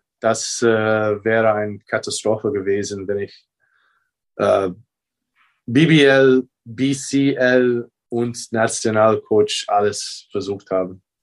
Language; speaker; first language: German; non-native, fluent; English